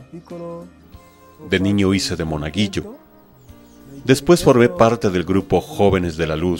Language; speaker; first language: Spanish; non-native, fluent; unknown